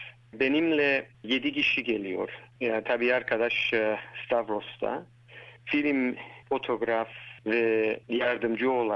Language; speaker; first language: Turkish; early bilingual, heritage; Turkish